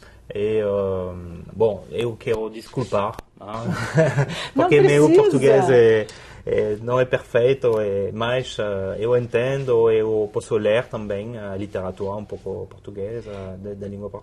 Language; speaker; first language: Portuguese; non-native, fluent; French